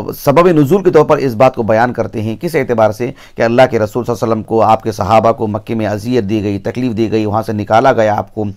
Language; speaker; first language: Urdu; native; Urdu